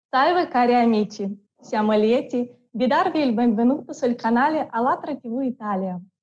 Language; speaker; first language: Italian; non-native, fluent; Russian